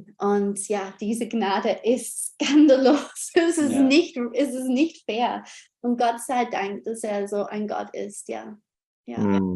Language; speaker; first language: German; non-native, fluent; English